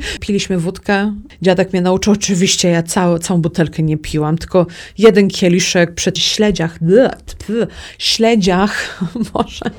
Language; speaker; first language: Polish; early bilingual, heritage; Polish